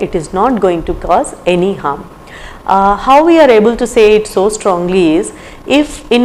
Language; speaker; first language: English; non-native, local second language; Telugu